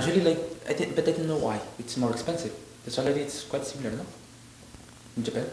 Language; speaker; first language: English; non-native, learner; Korean